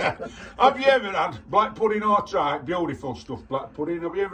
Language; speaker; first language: English; native; English